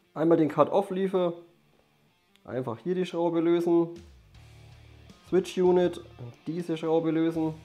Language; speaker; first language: German; native; German